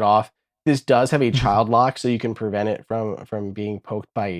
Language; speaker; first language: English; native; English